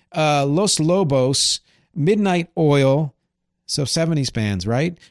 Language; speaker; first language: English; native; English